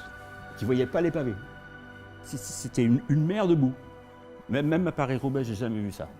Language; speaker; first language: French; native; French